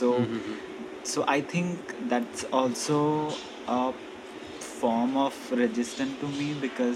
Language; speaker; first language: English; non-native, local second language; Odia